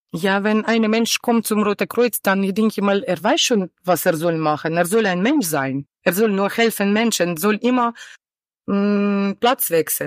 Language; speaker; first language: German; non-native, learner; Ukrainian